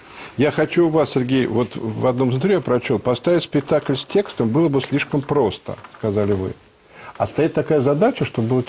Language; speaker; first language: Russian; native; Russian